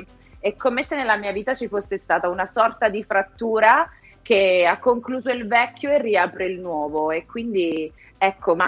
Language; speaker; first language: Italian; native; Italian